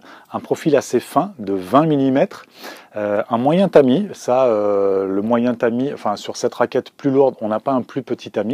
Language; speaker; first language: French; native; French